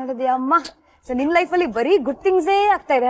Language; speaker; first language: Kannada; native; Kannada